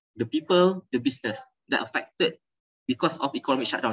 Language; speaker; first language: English; non-native, local second language; Malay